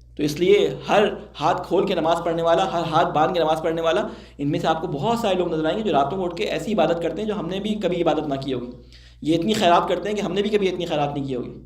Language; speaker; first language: Urdu; native; Urdu